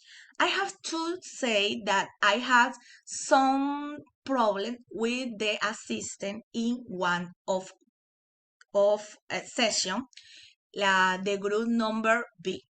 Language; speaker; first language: English; non-native, learner; Spanish